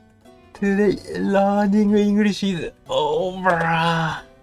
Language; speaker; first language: English; non-native, learner; Japanese